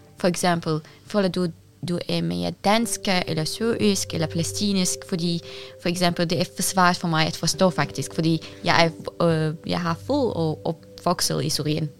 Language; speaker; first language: Danish; non-native, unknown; Arabic